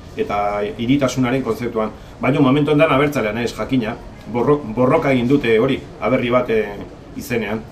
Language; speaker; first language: Basque; non-native, local second language; Spanish